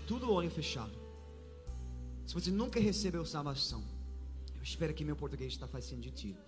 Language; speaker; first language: Portuguese; non-native, fluent; English